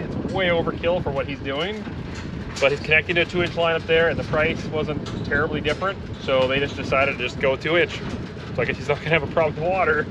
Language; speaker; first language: English; native; English